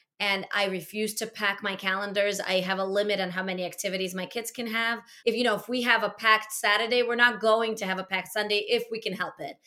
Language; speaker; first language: English; early bilingual, other home language; Russian